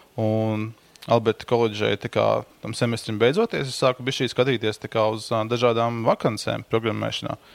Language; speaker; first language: Latvian; native; Latvian